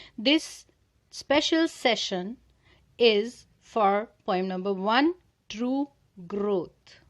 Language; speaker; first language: English; non-native, local second language; Punjabi